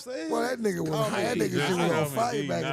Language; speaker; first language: English; native; English